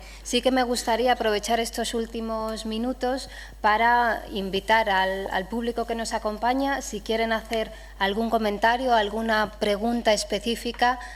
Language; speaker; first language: Spanish; native; Spanish